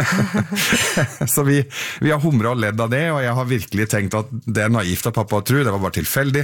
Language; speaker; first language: Norwegian; early bilingual, other home language; Arabic